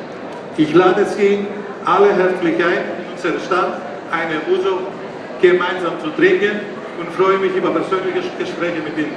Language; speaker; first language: German; non-native, fluent; Greek